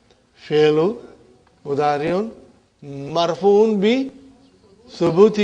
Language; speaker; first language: Arabic; non-native, fluent; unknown